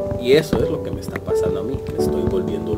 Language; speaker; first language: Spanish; early bilingual, heritage; Spanish